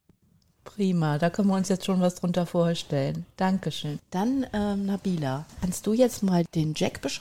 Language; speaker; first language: German; native; German